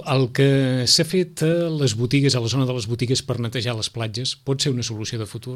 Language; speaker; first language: Catalan; native; Catalan